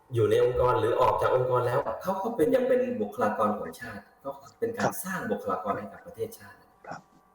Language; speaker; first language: Thai; native; Thai